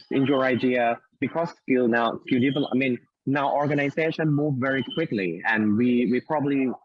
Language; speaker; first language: English; non-native, fluent; Thai